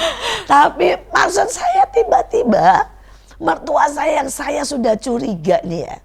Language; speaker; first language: Indonesian; native; Indonesian